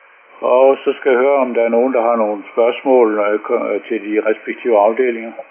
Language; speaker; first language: Danish; native; Danish